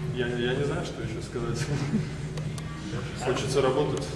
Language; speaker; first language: Russian; non-native, learner; Czech